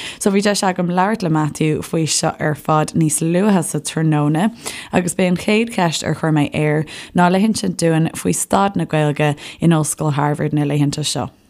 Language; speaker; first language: Irish; non-native, local second language; English